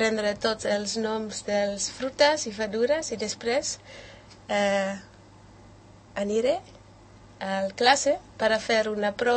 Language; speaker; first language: Catalan; non-native, learner; Dutch